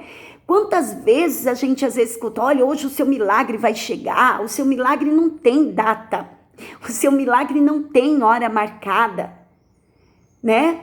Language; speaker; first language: Portuguese; native; Portuguese